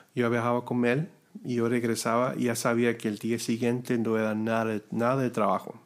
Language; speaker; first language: Spanish; early bilingual, heritage; Spanish